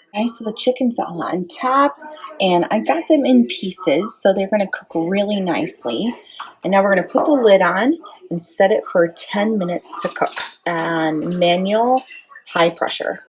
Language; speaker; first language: English; native; English